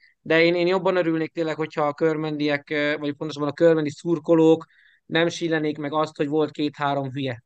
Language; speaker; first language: Hungarian; native; Hungarian